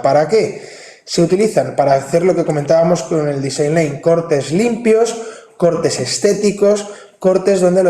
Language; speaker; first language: Spanish; native; Spanish